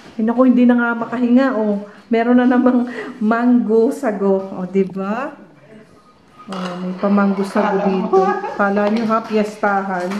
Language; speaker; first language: Filipino; native; Filipino